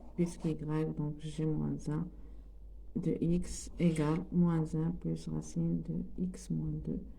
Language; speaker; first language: French; non-native, local second language; Arabic